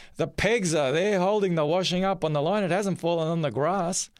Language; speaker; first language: English; early bilingual, other home language; Macedonian